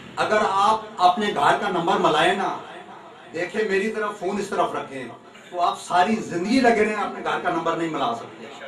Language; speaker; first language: Urdu; non-native, local second language; Punjabi